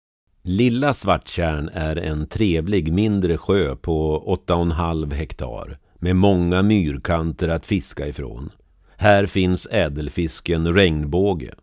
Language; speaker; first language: Swedish; native; Swedish